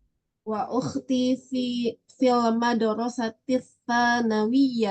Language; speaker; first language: Arabic; non-native, learner; Indonesian